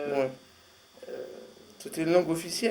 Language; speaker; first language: French; native; French